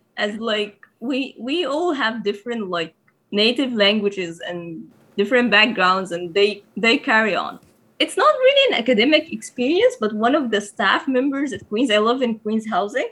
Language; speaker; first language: English; non-native, fluent; Arabic